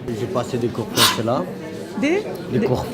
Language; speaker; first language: French; non-native, learner; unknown